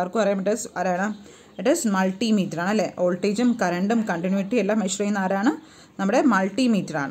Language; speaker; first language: English; non-native, local second language; Malayalam